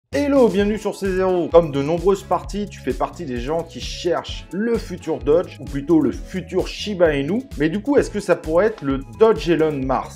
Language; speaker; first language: French; native; French